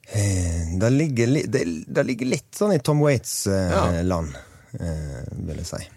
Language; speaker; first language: Norwegian; native; Norwegian